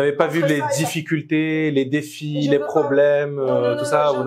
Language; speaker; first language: French; native; French